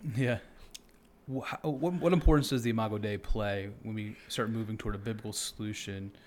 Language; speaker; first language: English; native; English